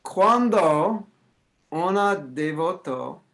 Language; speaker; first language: Spanish; non-native, learner; English